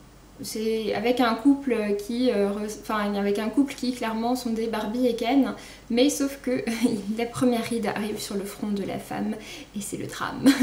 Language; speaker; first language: French; native; French